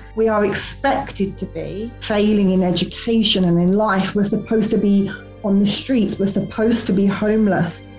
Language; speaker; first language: English; native; English